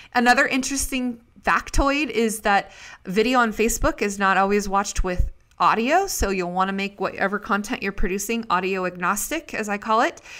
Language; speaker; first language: English; native; English